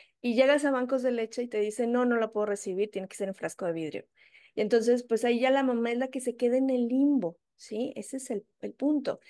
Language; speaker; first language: Spanish; native; Spanish